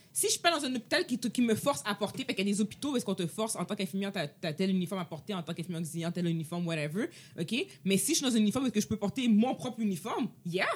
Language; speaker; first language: French; native; French